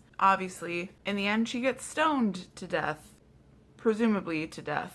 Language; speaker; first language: English; native; English